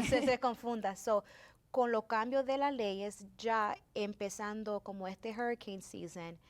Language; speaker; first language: Spanish; early bilingual, heritage; Spanish